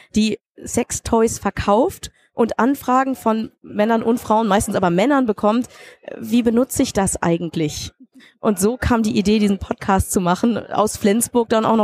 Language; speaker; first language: German; native; German